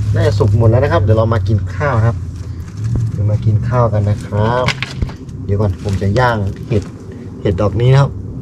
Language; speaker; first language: Thai; native; Thai